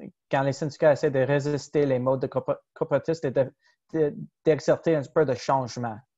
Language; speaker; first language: French; non-native, fluent; English